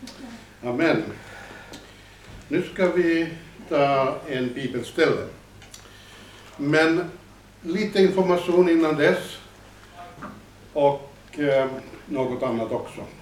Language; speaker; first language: Swedish; non-native, fluent; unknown